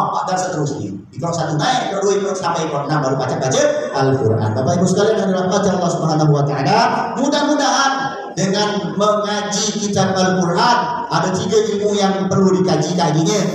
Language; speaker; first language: Malay; native; Malay